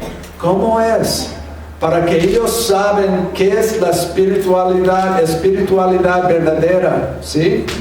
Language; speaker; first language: Spanish; non-native, fluent; English